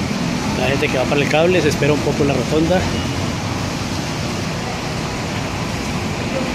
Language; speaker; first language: Spanish; native; Spanish